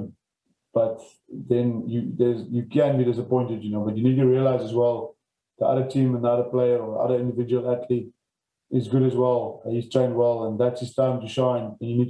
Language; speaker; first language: English; non-native, local second language; Afrikaans